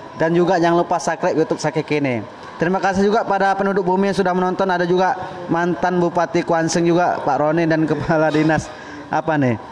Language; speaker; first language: Indonesian; native; Indonesian